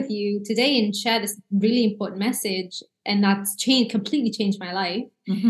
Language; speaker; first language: English; early bilingual, other home language; Arabic